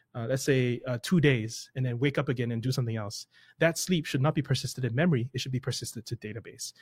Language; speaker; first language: English; native; English